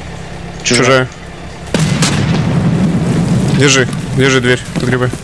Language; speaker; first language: Russian; native; Russian